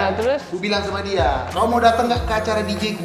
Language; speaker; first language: Indonesian; native; Indonesian